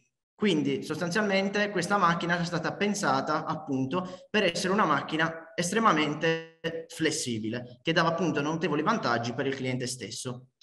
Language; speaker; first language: Italian; native; Italian